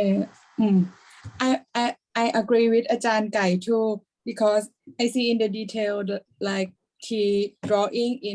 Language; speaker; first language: English; non-native, learner; Thai